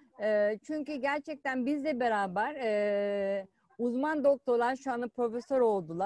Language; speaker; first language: Turkish; native; Turkish